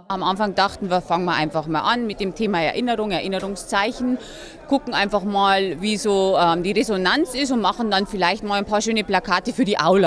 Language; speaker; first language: German; native; German